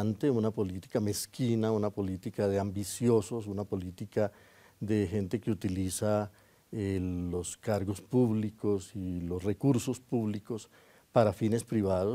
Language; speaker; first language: Spanish; native; Spanish